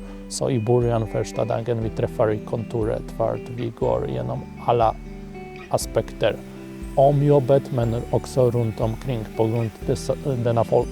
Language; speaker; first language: Swedish; non-native, fluent; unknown